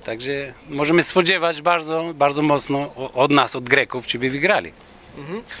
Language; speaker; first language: Polish; non-native, learner; Greek